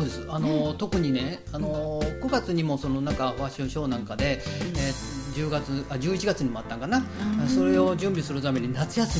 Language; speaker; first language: Japanese; native; Japanese